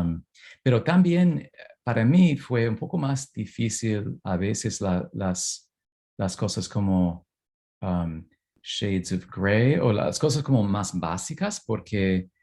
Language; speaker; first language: Spanish; non-native, fluent; English